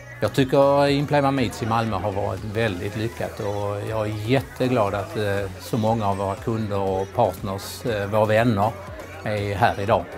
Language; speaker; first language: Swedish; native; Swedish